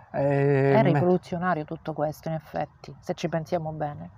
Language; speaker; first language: Italian; native; Italian